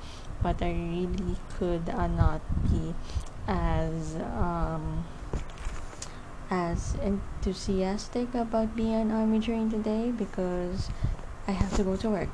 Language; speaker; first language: English; non-native, local second language; Filipino